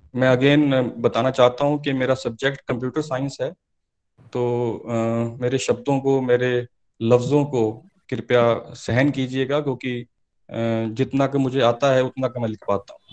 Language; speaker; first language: Hindi; native; Hindi